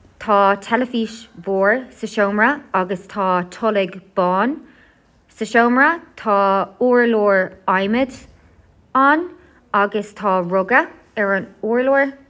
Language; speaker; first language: Irish; non-native, local second language; English